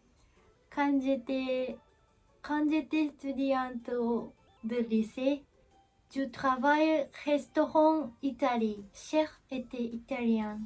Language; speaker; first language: French; non-native, learner; Japanese